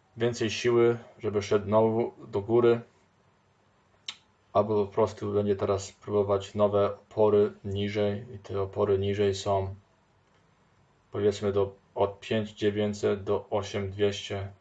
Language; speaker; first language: Polish; early bilingual, heritage; Polish